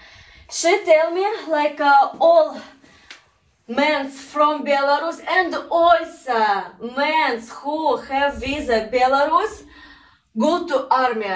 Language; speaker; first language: English; non-native, learner; Russian